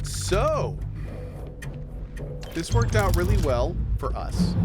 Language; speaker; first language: English; native; English